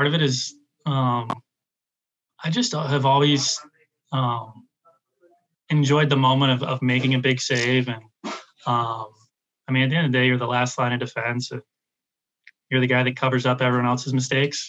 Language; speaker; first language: English; native; English